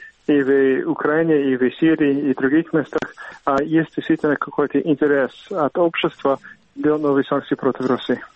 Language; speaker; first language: Russian; non-native, fluent; English